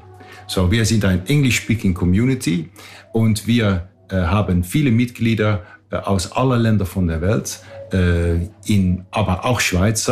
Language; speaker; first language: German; non-native, fluent; English